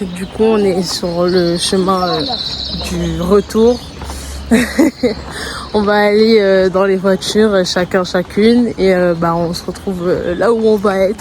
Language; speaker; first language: French; native; French